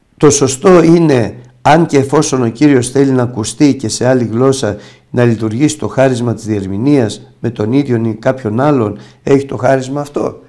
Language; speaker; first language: Greek; native; Greek